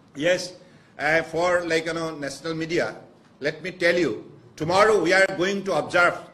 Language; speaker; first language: English; non-native, local second language; Assamese